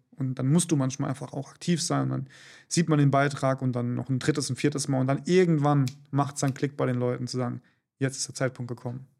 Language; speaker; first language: German; native; German